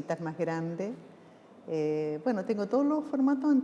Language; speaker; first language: Spanish; native; Spanish